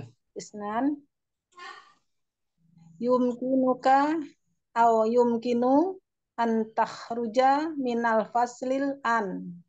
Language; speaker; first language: Arabic; non-native, learner; Indonesian